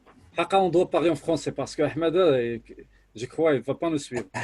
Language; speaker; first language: French; non-native, local second language; Arabic